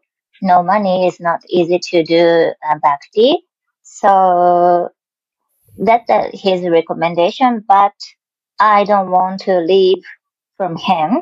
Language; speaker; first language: English; non-native, learner; Japanese